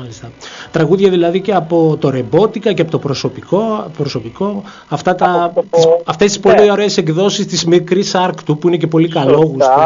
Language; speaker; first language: Greek; native; Greek